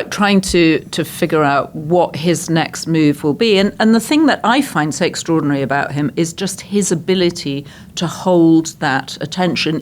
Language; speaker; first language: English; native; English